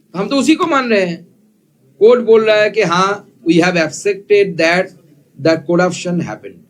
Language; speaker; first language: Hindi; non-native, local second language; Bangla